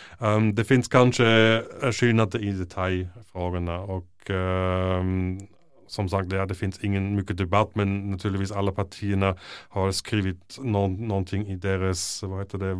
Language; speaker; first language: Norwegian; non-native, fluent; German